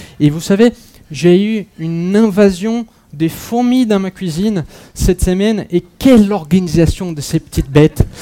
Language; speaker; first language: French; non-native, fluent; Portuguese